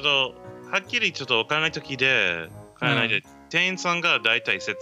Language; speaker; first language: Japanese; non-native, learner; English